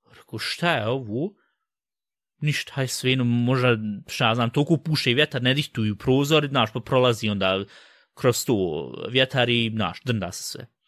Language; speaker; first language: Bosnian; early bilingual, heritage; Bosnian